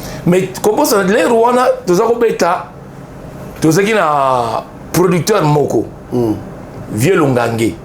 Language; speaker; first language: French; non-native, local second language; Lingala